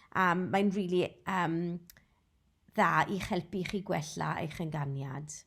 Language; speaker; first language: Welsh; non-native, local second language; English